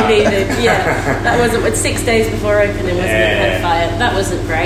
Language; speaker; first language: English; native; English